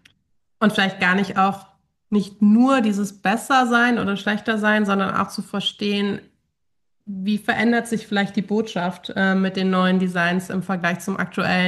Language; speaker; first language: German; native; German